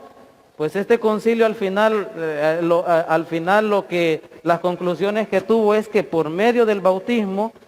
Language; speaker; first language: Spanish; native; Spanish